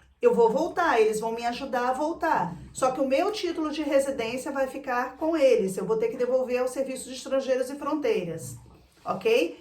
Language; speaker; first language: Portuguese; native; Portuguese